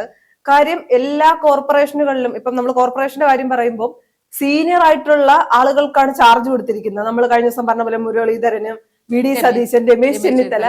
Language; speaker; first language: Malayalam; native; Malayalam